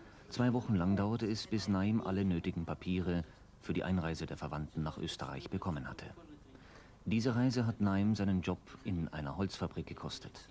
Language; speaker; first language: German; native; German